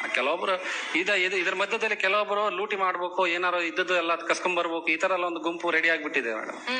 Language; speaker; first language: Kannada; non-native, local second language; Bangla